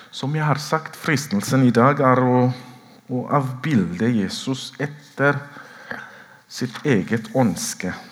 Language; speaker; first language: Norwegian; non-native, fluent; Oromo